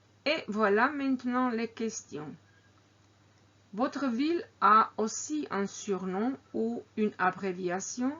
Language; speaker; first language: French; non-native, fluent; Croatian